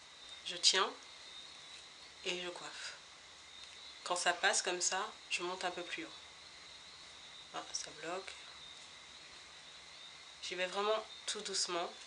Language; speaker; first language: French; native; French